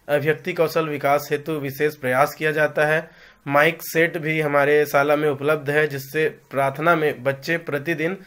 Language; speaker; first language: Hindi; native; Hindi